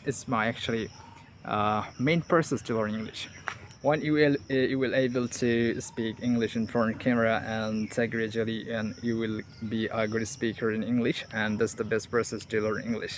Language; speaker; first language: English; non-native, learner; Bangla